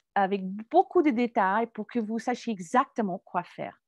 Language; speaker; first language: French; non-native, fluent; English